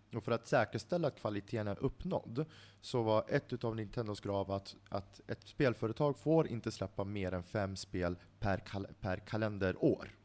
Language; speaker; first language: Swedish; early bilingual, other home language; Central Kurdish